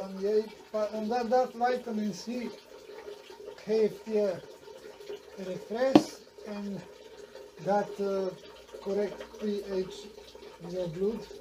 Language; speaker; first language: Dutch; non-native, learner; Serbian